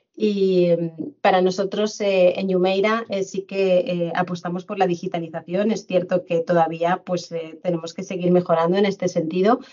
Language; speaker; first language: Spanish; native; Spanish